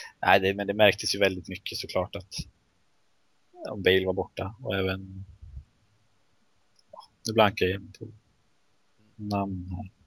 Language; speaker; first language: Swedish; native; Swedish